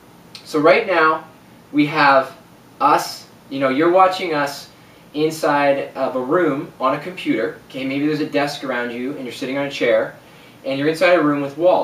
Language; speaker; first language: English; native; English